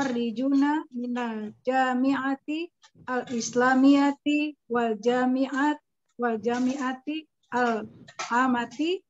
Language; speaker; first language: Arabic; non-native, learner; Indonesian